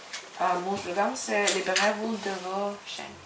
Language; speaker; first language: French; non-native, learner; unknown